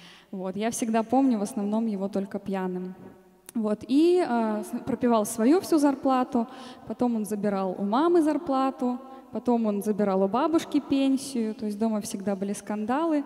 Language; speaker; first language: Russian; native; Russian